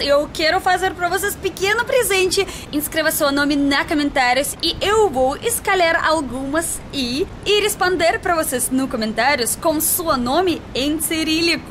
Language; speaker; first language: Portuguese; non-native, fluent; Russian